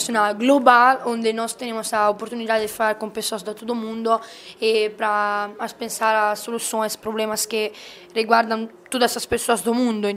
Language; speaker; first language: Portuguese; non-native, learner; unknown